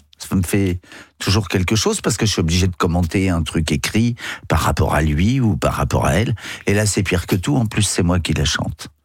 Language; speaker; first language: French; native; French